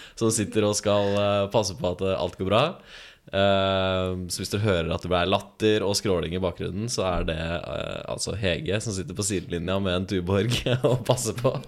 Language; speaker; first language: Norwegian; native; Norwegian